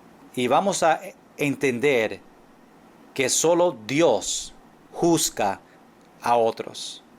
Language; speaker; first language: Spanish; non-native, fluent; English